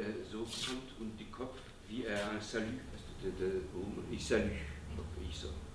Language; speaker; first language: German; non-native, learner; French